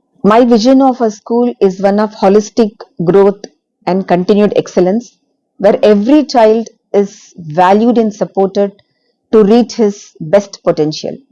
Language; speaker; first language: English; non-native, local second language; Tamil